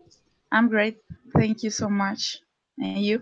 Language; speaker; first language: English; non-native, learner; Spanish